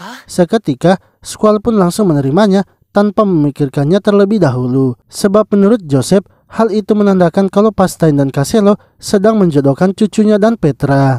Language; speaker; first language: Indonesian; native; Indonesian